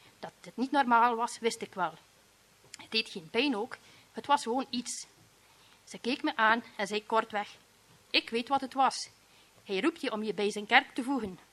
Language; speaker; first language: Dutch; native; Dutch